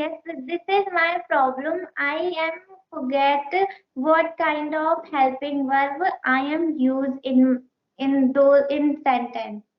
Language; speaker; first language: English; non-native, learner; Hindi